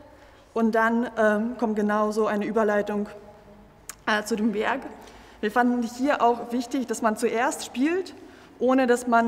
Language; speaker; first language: German; native; German